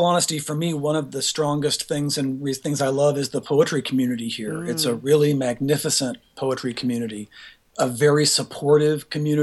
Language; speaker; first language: English; native; English